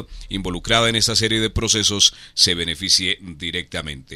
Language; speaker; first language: Spanish; native; Spanish